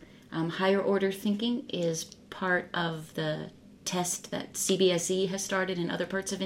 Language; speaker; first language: English; native; English